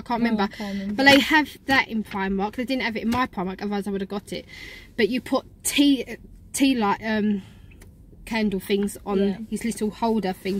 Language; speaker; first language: English; native; English